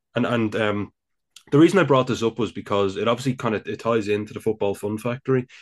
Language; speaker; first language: English; native; English